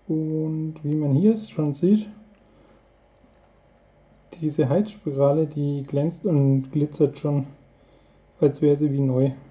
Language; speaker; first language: German; native; German